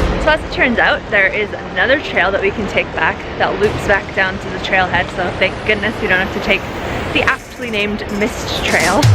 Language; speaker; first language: English; native; English